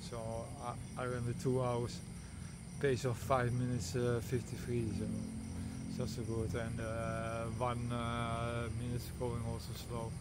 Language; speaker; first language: English; non-native, learner; Dutch